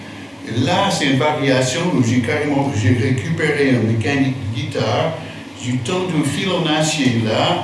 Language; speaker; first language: French; non-native, fluent; English